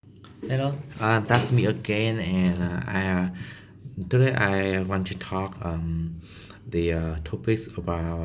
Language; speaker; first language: English; non-native, learner; Vietnamese